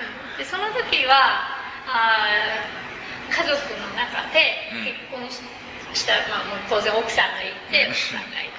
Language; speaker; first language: Japanese; native; Japanese